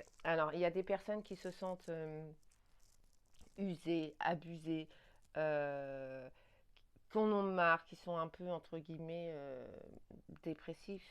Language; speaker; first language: French; native; French